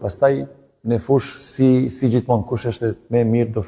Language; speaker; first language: Albanian; non-native, learner; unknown